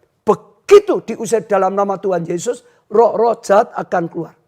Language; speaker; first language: Indonesian; native; Indonesian